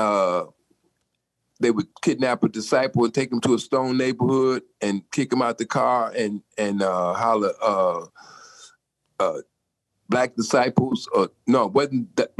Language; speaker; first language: English; native; English